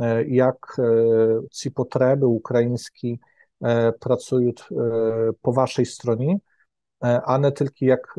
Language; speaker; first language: Ukrainian; non-native, fluent; Polish